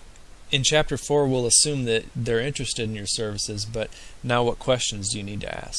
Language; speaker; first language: English; native; English